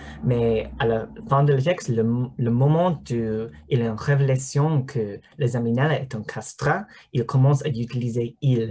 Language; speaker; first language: French; non-native, learner; English